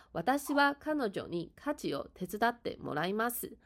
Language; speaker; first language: Japanese; non-native, fluent; Chinese